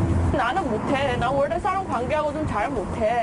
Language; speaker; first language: Korean; early bilingual, heritage; English